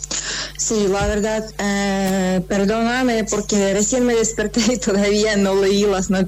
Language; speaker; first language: Spanish; non-native, fluent; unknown